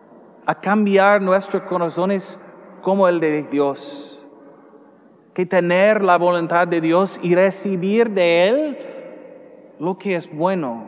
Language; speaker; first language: Spanish; non-native, learner; English